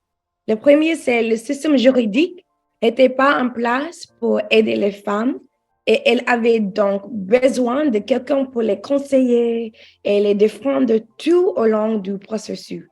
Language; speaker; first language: French; non-native, learner; English